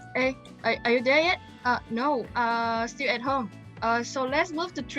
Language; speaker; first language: English; non-native, local second language; Chinese